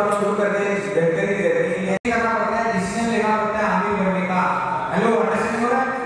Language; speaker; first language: Hindi; non-native, local second language; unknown